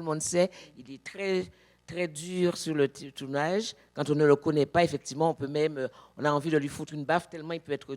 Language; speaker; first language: French; native; French